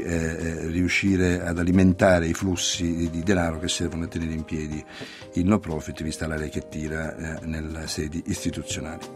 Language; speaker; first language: Italian; native; Italian